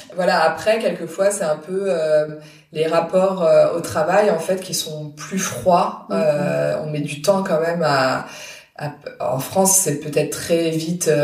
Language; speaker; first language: French; native; French